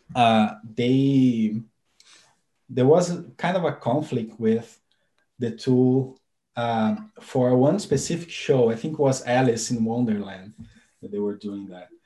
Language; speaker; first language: English; non-native, fluent; Portuguese